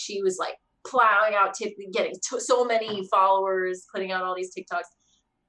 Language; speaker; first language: English; native; English